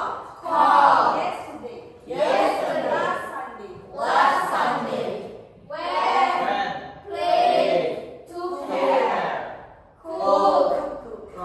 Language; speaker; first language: English; non-native, learner; Indonesian